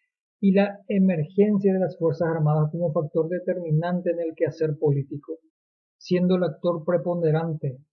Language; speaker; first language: Spanish; native; Spanish